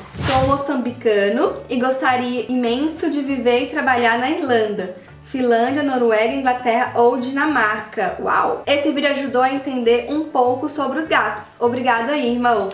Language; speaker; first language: Portuguese; native; Portuguese